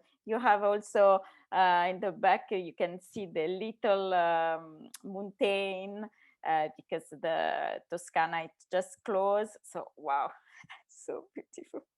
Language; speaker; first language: English; non-native, learner; Italian